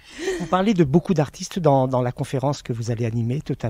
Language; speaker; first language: French; native; French